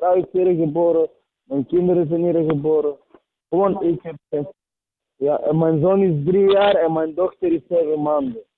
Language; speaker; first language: Dutch; non-native, fluent; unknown